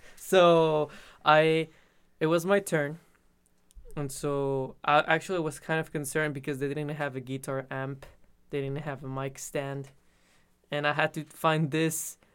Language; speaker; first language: English; non-native, fluent; Spanish